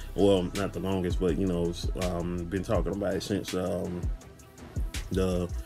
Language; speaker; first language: English; native; English